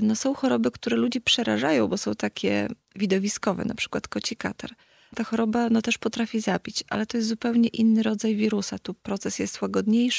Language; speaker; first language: Polish; native; Polish